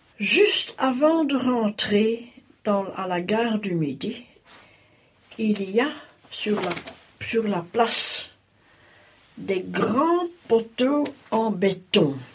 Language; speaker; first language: French; native; French